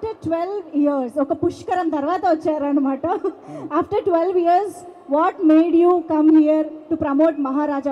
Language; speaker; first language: Telugu; native; Telugu